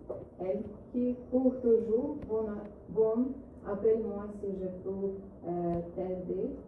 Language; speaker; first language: French; non-native, learner; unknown